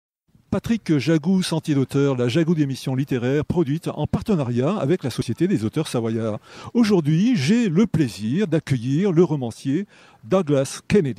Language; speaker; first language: French; native; French